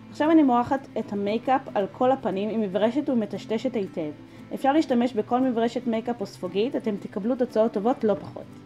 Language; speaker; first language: Hebrew; native; Hebrew